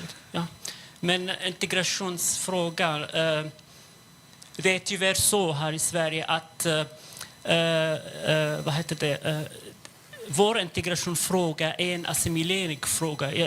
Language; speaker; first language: Swedish; non-native, fluent; Arabic